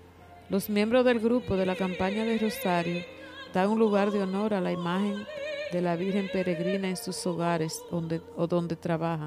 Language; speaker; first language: Spanish; native; Spanish